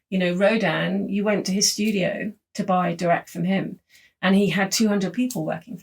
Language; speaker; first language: English; native; English